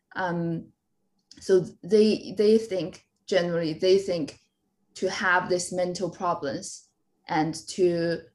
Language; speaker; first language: English; non-native, fluent; Chinese